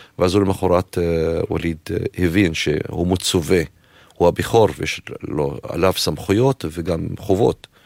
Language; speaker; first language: Hebrew; non-native, local second language; Arabic